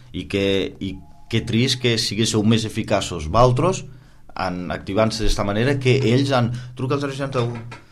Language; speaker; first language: Catalan; native; Catalan